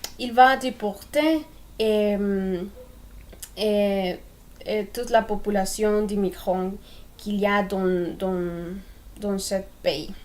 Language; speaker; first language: French; non-native, learner; Spanish